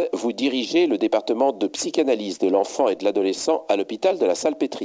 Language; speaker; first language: French; native; French